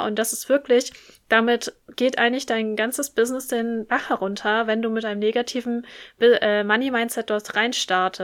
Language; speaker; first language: German; native; German